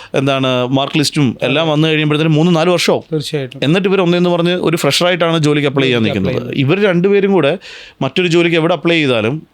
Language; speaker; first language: Malayalam; native; Malayalam